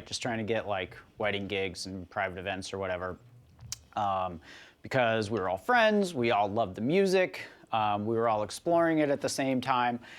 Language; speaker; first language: English; native; English